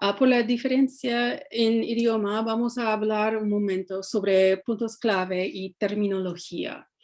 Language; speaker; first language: Spanish; non-native, fluent; English